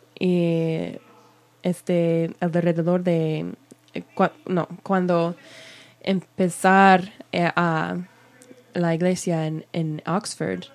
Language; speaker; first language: Spanish; non-native, learner; English